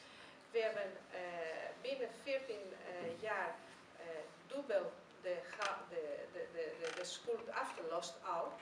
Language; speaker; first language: Dutch; non-native, fluent; Greek